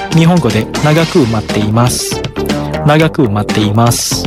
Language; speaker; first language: Japanese; non-native, fluent; Indonesian